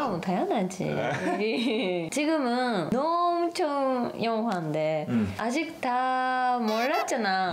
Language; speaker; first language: Korean; non-native, learner; Japanese